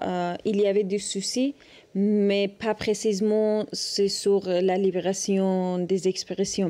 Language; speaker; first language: French; non-native, learner; Persian